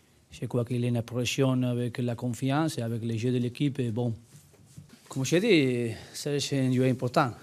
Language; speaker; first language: French; non-native, learner; Spanish